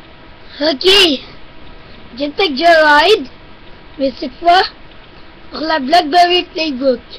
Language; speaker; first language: French; non-native, local second language; English